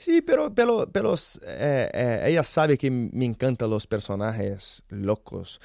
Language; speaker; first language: Spanish; non-native, learner; Portuguese